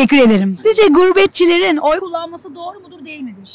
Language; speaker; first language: Turkish; native; Turkish